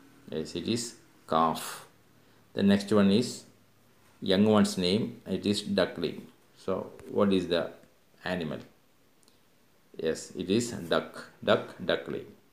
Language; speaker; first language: English; non-native, local second language; Malayalam